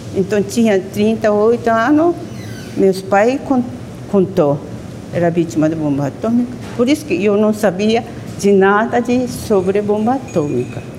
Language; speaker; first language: Portuguese; non-native, fluent; Japanese